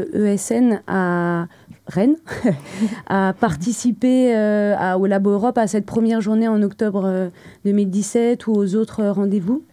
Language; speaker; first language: French; native; French